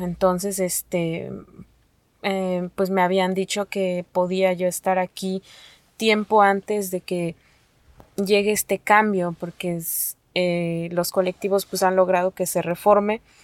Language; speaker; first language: Spanish; non-native, local second language; Nahuatl languages